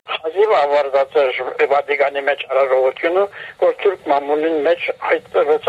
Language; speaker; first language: Armenian; native; Armenian